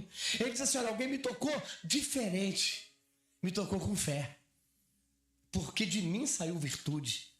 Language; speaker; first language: Portuguese; native; Portuguese